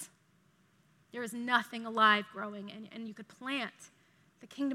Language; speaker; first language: English; native; English